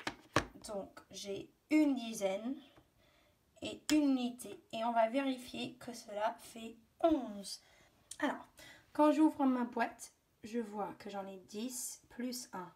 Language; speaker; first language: French; native; French